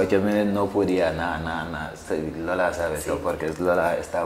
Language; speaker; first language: Spanish; non-native, learner; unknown